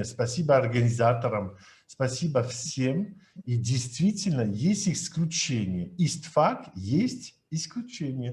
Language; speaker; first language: Russian; non-native, fluent; French